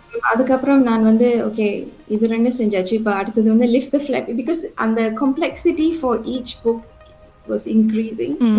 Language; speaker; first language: Tamil; native; Tamil